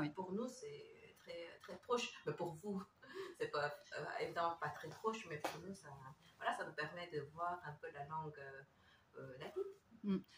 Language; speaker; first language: French; non-native, fluent; Korean